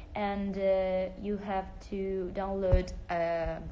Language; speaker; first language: English; non-native, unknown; Italian